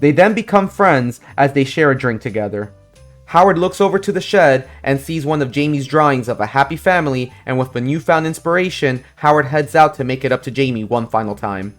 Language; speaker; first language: English; native; English